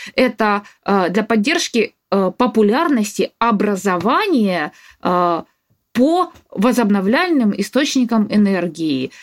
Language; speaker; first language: Russian; native; Russian